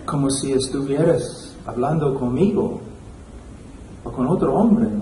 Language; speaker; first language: Spanish; non-native, fluent; English